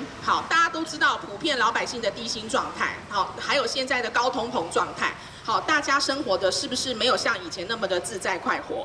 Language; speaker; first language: Chinese; native; Chinese